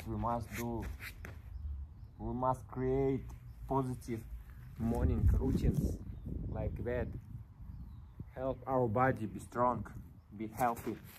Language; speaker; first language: English; non-native, learner; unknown